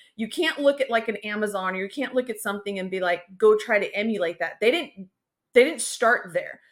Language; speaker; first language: English; native; English